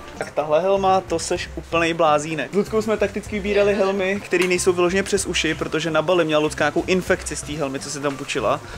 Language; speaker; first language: Czech; early bilingual, other home language; Vietnamese